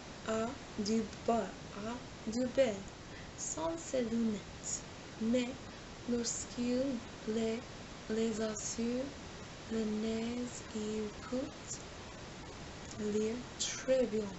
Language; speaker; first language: French; non-native, learner; English